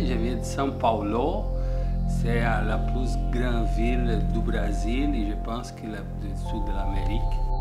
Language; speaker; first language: French; non-native, fluent; Portuguese